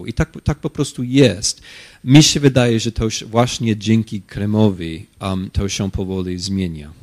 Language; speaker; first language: Polish; non-native, fluent; English